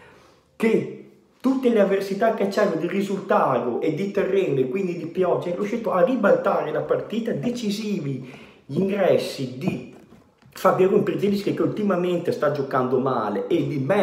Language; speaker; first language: Italian; native; Italian